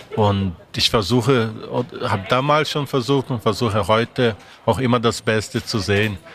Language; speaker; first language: German; non-native, fluent; Portuguese